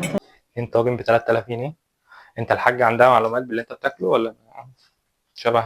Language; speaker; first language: Arabic; native; Arabic